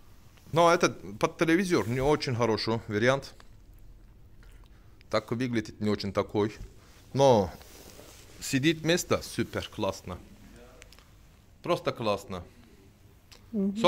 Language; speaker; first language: Russian; non-native, learner; Turkish